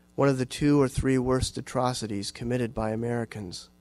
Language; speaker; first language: English; native; English